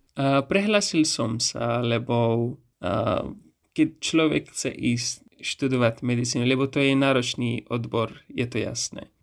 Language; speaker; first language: Slovak; non-native, fluent; Pashto